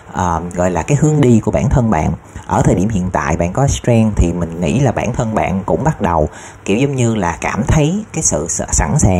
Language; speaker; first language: Vietnamese; native; Vietnamese